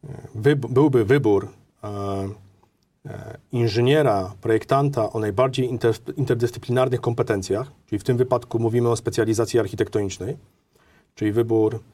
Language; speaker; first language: Polish; native; Polish